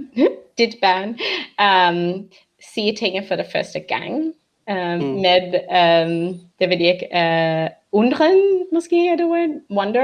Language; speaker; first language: Danish; non-native, learner; English